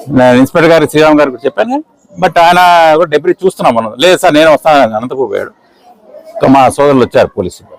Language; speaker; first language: Telugu; non-native, local second language; Urdu